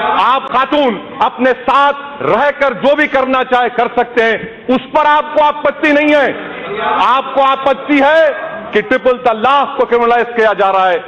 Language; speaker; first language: Urdu; native; Urdu